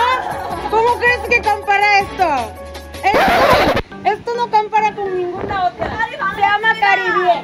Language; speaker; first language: Spanish; non-native, fluent; Korean